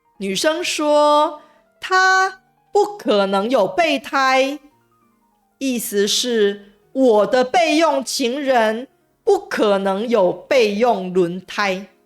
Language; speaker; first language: Chinese; native; Chinese